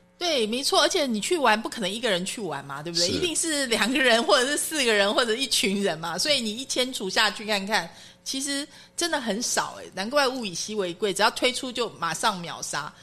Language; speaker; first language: Chinese; native; Chinese